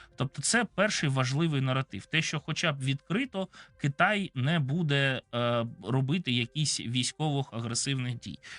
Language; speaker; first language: Ukrainian; non-native, local second language; Russian